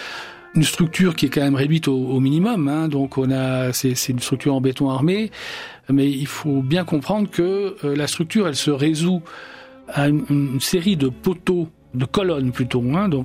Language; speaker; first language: French; native; French